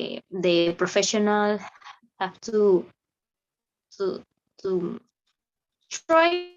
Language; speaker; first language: English; non-native, learner; Spanish